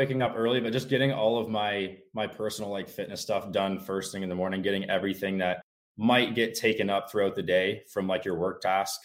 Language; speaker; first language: English; native; English